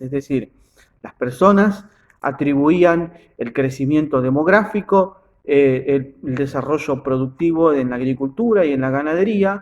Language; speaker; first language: Spanish; native; Spanish